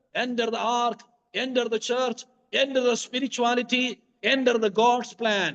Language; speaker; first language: English; non-native, local second language; Malayalam